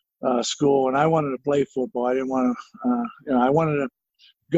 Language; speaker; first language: English; native; English